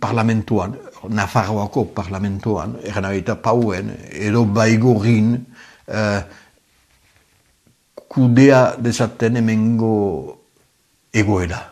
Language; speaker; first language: Basque; native; Basque